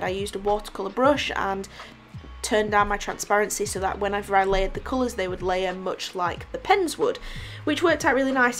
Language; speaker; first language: English; native; English